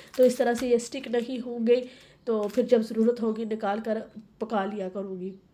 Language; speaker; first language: Urdu; native; Urdu